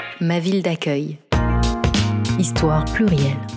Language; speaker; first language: French; native; French